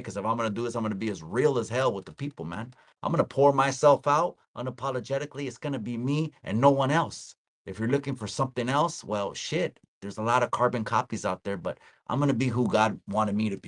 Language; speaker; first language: English; early bilingual, other home language; Spanish